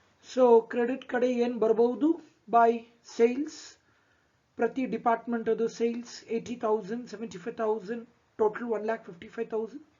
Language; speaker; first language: English; non-native, local second language; Kannada